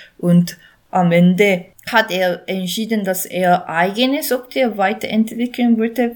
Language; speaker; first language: German; non-native, learner; Korean